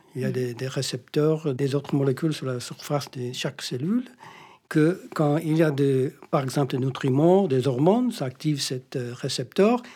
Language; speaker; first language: French; non-native, fluent; English